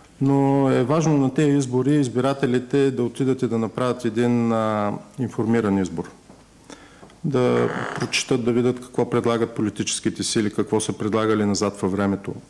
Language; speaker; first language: Bulgarian; native; Bulgarian